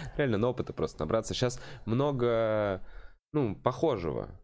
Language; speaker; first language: Russian; native; Russian